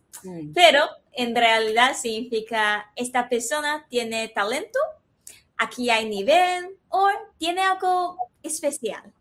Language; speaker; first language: Spanish; non-native, fluent; Chinese